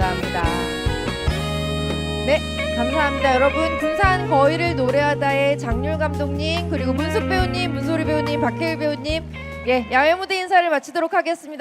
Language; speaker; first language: Korean; native; Korean